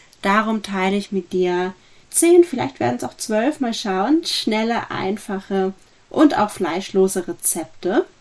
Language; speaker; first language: German; native; German